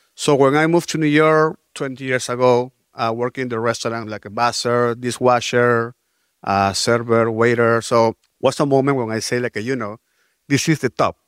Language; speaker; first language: English; non-native, learner; Spanish